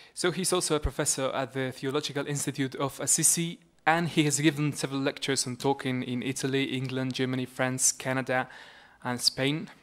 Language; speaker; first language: English; non-native, fluent; Spanish